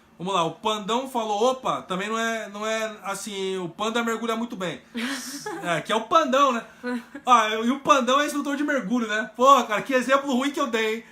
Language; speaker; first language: Portuguese; native; Portuguese